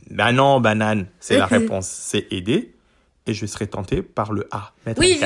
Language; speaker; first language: French; native; French